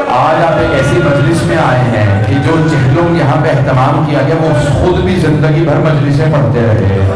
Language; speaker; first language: Urdu; early bilingual, heritage; Urdu